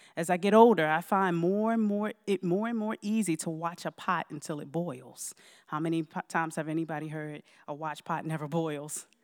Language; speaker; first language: English; native; English